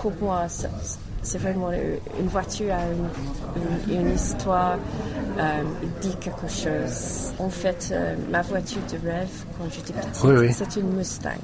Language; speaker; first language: French; non-native, learner; English